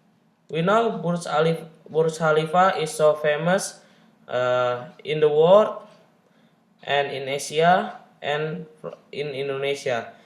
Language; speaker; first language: English; non-native, learner; Indonesian